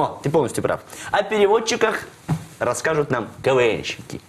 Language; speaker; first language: Russian; native; Russian